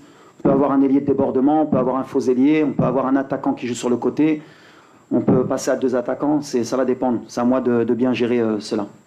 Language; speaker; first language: French; native; French